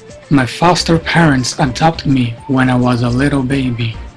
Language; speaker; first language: English; non-native, fluent; Portuguese